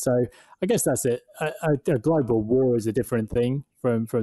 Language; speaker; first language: English; native; English